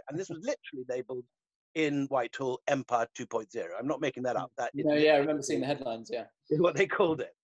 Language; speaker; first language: English; native; English